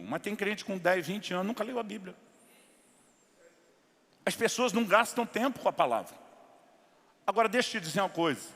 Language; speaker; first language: Portuguese; native; Portuguese